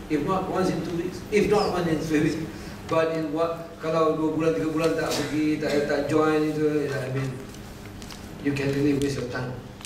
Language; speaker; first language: English; non-native, local second language; Malay